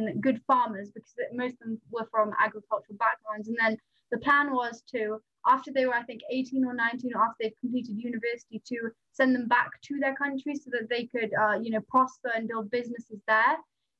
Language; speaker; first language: English; non-native, local second language; Nepali